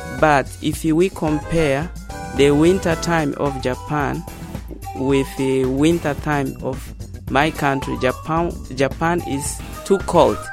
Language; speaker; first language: English; non-native, learner; Portuguese